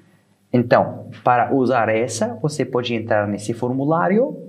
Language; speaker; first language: Portuguese; non-native, fluent; Arabic